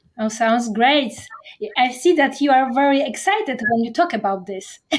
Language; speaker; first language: English; non-native, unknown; Polish